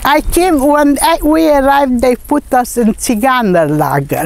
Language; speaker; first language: English; non-native, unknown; Hungarian